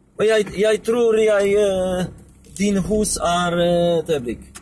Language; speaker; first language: Swedish; non-native, learner; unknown